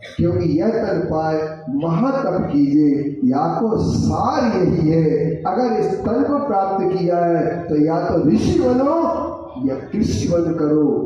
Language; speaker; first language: Hindi; native; Hindi